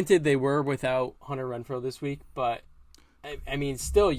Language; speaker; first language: English; native; English